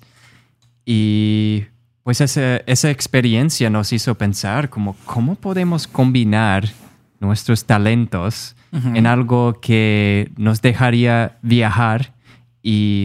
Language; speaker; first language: Spanish; non-native, fluent; English